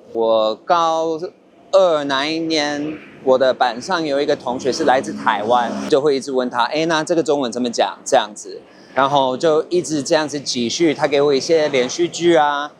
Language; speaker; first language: Chinese; non-native, fluent; English